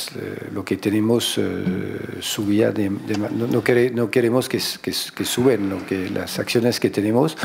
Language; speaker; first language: Spanish; non-native, fluent; French